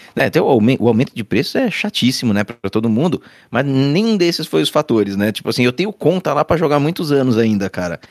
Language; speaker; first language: Portuguese; native; Portuguese